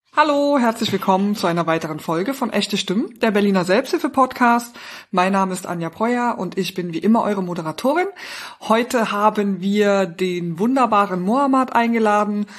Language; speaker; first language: German; native; German